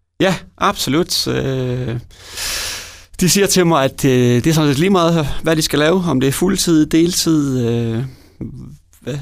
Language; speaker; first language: Danish; native; Danish